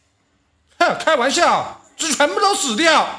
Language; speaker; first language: Chinese; native; Chinese